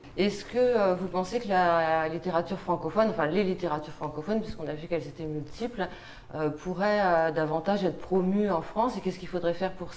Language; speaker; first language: French; native; French